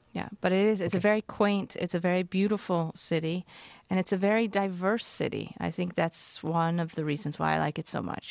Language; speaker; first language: English; native; English